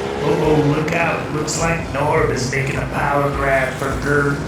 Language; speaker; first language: English; native; English